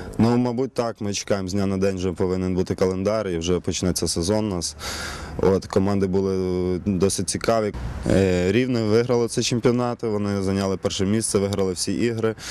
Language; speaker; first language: Ukrainian; native; Ukrainian